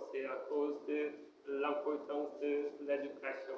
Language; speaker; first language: French; non-native, fluent; Korean